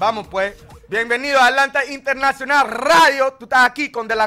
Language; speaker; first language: Spanish; early bilingual, heritage; Spanish